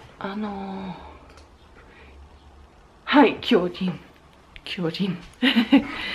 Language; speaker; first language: Japanese; non-native, learner; Swedish